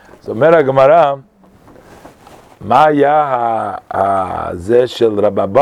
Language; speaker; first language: Hebrew; non-native, fluent; English